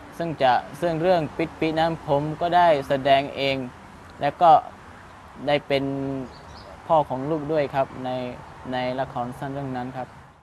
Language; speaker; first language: Thai; non-native, local second language; Malay